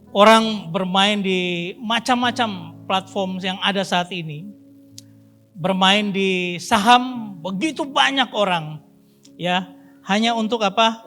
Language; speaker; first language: Indonesian; native; Indonesian